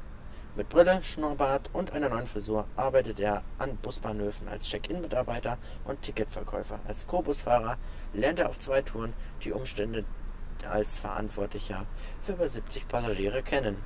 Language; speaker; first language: German; native; German